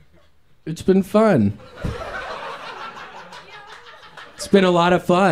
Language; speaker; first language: English; native; English